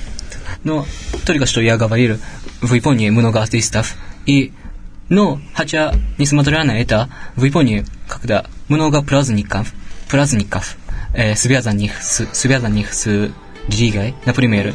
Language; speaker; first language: Russian; non-native, learner; Japanese